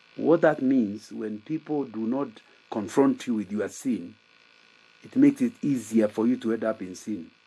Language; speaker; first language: English; non-native, local second language; Kikuyu